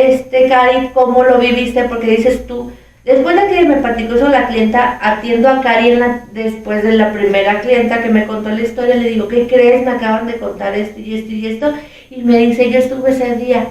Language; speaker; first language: Spanish; native; Spanish